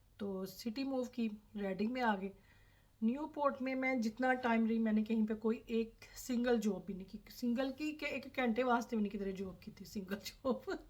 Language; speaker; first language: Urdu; non-native, local second language; Punjabi